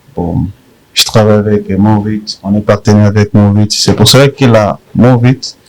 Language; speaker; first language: French; non-native, local second language; Rundi